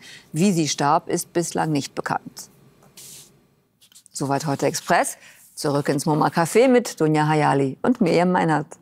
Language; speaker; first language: German; native; German